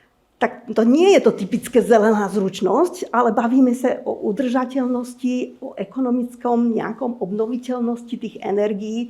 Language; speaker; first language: Slovak; native; Slovak